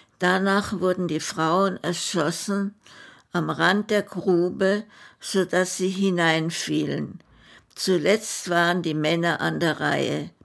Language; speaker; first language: German; native; German